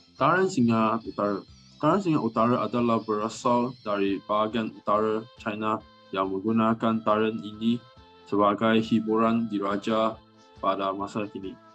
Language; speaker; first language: Malay; non-native, local second language; Chinese